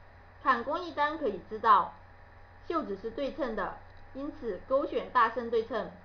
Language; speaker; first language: Chinese; native; Chinese